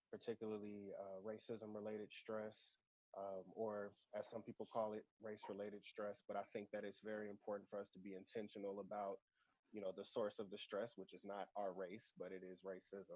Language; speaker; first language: English; native; English